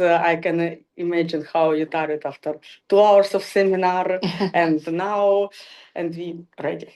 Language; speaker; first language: English; non-native, learner; Russian